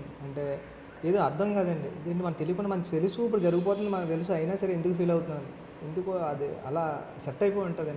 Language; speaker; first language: Telugu; native; Telugu